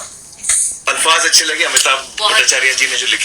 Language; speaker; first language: Hindi; native; Hindi